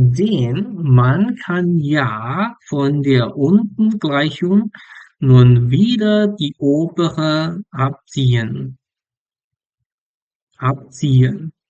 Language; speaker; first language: German; non-native, learner; English